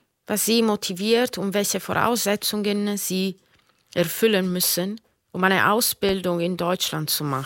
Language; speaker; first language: German; non-native, fluent; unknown